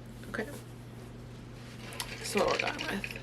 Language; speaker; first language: English; native; English